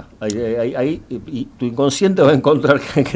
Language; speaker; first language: Spanish; native; Spanish